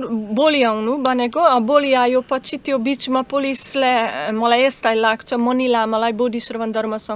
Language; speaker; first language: Nepali; non-native, fluent; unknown